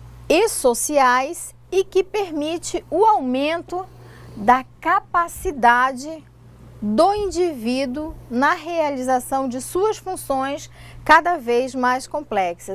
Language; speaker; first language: Portuguese; native; Portuguese